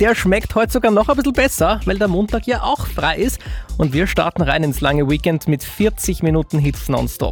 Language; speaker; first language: German; native; German